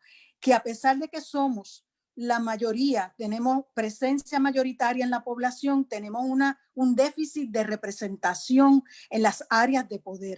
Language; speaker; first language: Spanish; native; Spanish